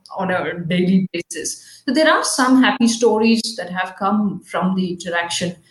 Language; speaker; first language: English; non-native, local second language; Kannada